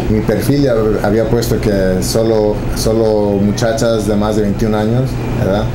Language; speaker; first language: Spanish; early bilingual, heritage; Spanish